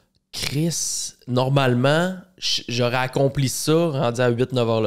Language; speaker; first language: French; native; French